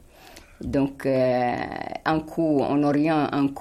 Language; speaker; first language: French; non-native, fluent; Arabic